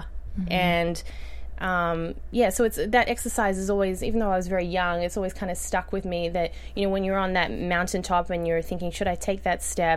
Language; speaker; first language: English; native; English